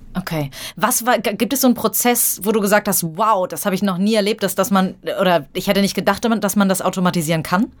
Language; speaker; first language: German; native; German